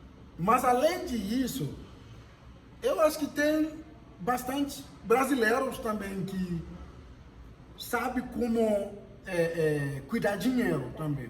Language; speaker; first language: Portuguese; non-native, fluent; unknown